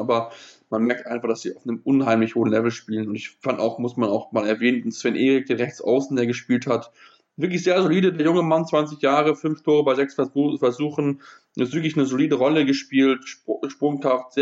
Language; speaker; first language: German; native; German